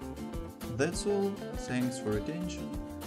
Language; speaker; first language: English; non-native, fluent; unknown